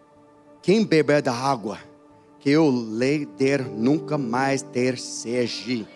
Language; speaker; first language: Portuguese; non-native, learner; English